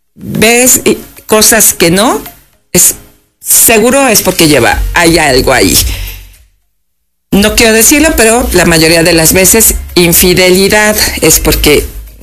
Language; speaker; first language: Spanish; native; Spanish